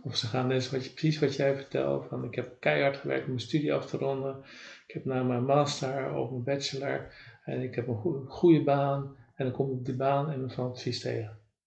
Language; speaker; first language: Dutch; native; Dutch